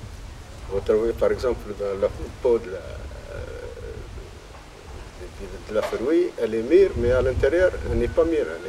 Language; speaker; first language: French; non-native, local second language; Arabic